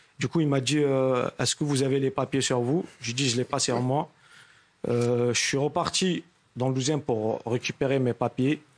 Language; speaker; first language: French; non-native, local second language; Arabic